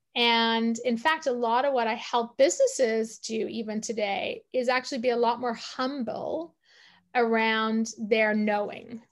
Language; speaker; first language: English; native; English